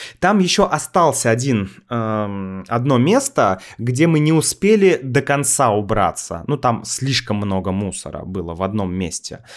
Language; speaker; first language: Russian; native; Russian